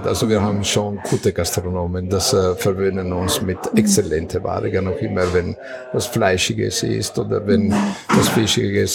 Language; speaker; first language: German; non-native, fluent; Italian